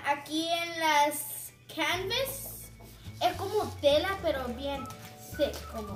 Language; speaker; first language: Spanish; early bilingual, heritage; Spanish